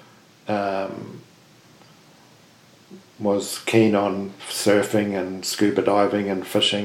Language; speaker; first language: English; native; English